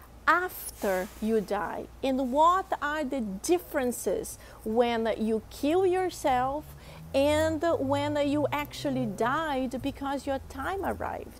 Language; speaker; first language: English; non-native, fluent; Portuguese